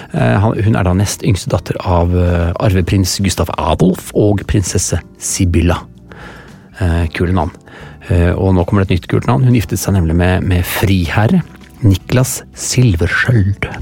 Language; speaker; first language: Norwegian; native; Norwegian